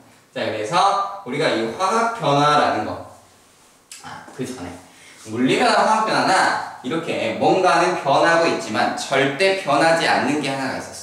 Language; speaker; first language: Korean; native; Korean